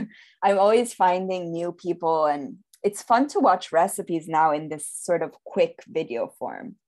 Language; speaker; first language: English; early bilingual, heritage; Italian